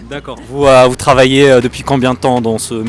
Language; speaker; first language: French; native; French